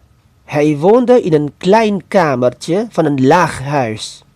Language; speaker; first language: Dutch; non-native, fluent; Indonesian